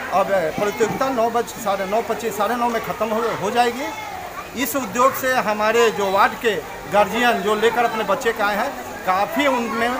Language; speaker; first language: Hindi; native; Hindi